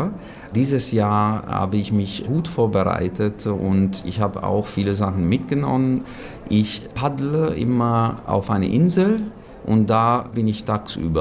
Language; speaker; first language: German; non-native, fluent; Italian